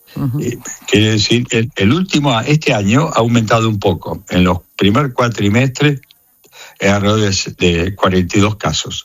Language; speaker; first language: Spanish; native; Spanish